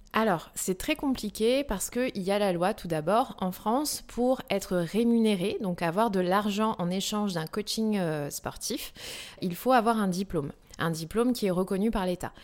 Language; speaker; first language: French; native; French